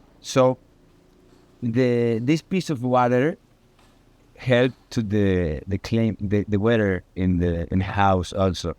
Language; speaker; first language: English; non-native, learner; Spanish